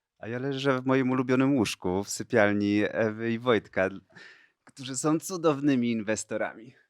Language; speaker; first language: Polish; native; Polish